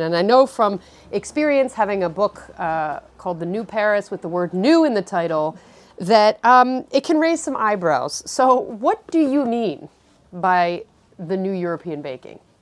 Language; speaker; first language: English; native; English